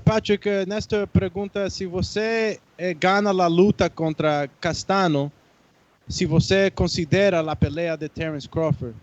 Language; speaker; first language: Portuguese; non-native, fluent; Spanish